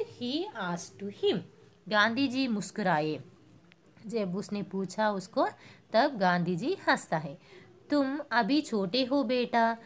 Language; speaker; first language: Hindi; non-native, local second language; Telugu